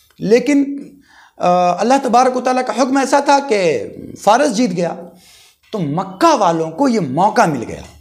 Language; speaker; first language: Urdu; native; Urdu